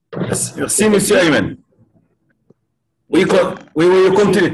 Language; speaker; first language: French; non-native, fluent; Arabic